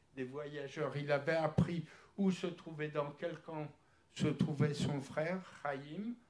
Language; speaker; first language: French; early bilingual, other home language; Polish